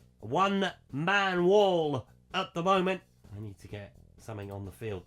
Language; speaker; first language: English; native; English